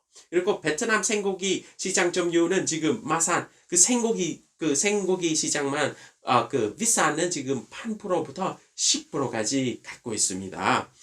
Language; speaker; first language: Korean; non-native, fluent; Vietnamese